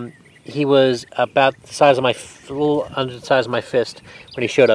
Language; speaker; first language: English; native; English